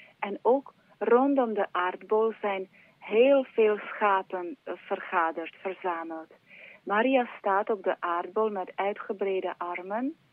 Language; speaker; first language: Dutch; non-native, fluent; Slovak